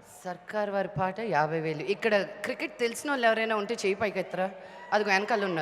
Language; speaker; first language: Telugu; native; Telugu